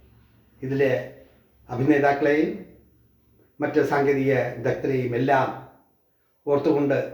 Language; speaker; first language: Malayalam; native; Malayalam